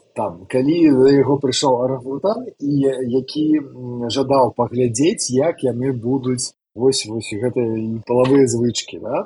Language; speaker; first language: Belarusian; non-native, local second language; Russian